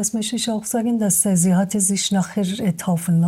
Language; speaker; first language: German; non-native, learner; Persian